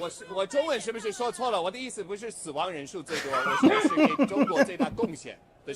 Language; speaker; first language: Chinese; non-native, fluent; English